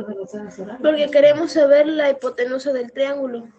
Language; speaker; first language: Spanish; native; Spanish